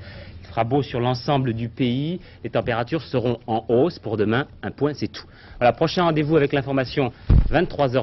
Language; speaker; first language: French; native; French